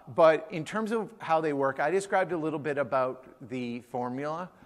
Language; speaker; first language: English; native; English